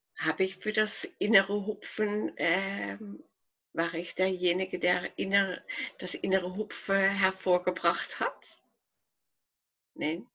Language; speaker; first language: German; non-native, fluent; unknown